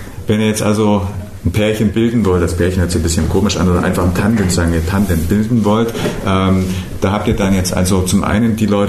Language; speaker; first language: German; native; German